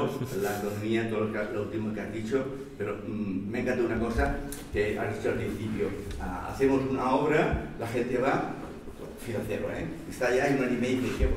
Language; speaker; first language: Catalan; non-native, local second language; Spanish